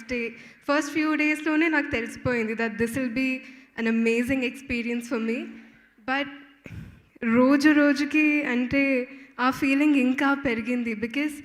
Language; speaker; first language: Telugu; non-native, fluent; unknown